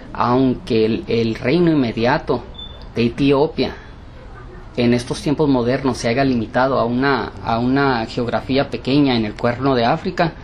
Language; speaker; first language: Spanish; early bilingual, heritage; Spanish